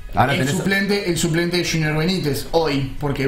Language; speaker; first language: Spanish; native; Spanish